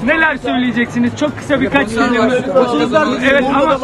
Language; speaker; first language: Turkish; native; Turkish